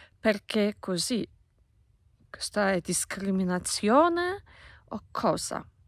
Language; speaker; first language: Italian; non-native, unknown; Polish